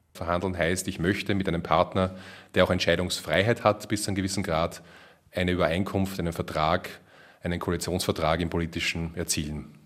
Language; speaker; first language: German; native; German